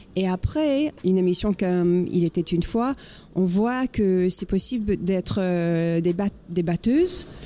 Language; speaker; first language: French; non-native, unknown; English